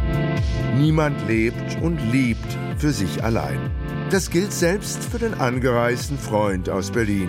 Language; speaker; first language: German; native; German